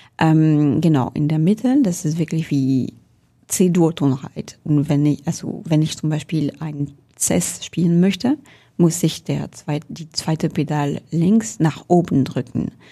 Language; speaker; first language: German; non-native, fluent; French